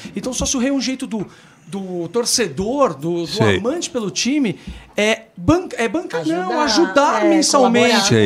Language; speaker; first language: Portuguese; native; Portuguese